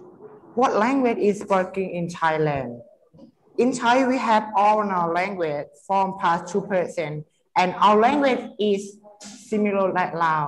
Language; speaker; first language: English; non-native, learner; Thai